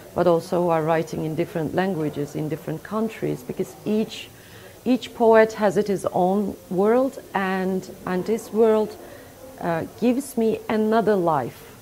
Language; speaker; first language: English; non-native, fluent; Turkish